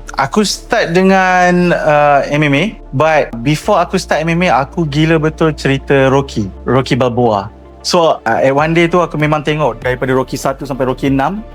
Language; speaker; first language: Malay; native; Malay